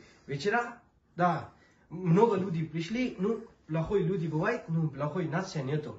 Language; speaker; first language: Russian; non-native, learner; Urdu